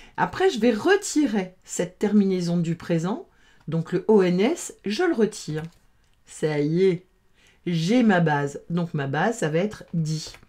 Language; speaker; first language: French; native; French